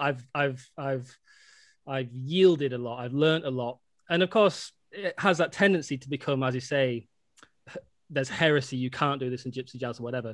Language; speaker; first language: English; native; English